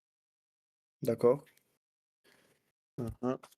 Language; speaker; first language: French; non-native, learner; Russian